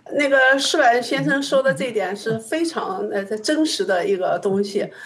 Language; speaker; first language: Chinese; native; Chinese